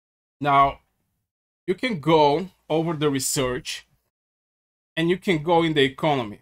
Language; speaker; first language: English; non-native, fluent; Bulgarian